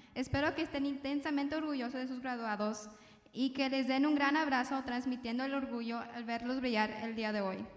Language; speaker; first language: Spanish; early bilingual, heritage; Spanish